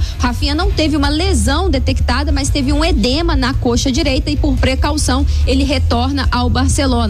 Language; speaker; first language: Portuguese; native; Portuguese